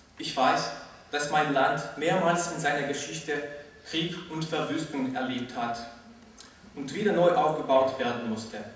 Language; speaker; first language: German; non-native, fluent; Russian